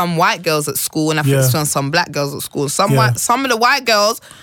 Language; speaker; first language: English; native; English